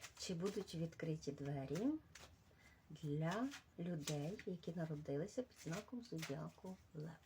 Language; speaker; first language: Ukrainian; non-native, local second language; Russian